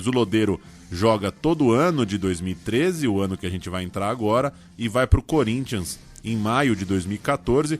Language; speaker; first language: Portuguese; native; Portuguese